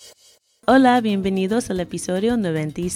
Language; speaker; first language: Spanish; non-native, learner; English